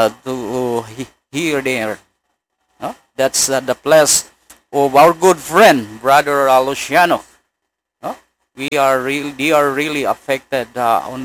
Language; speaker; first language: English; non-native, local second language; Cebuano